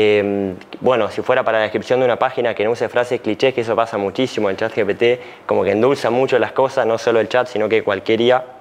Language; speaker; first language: Spanish; native; Spanish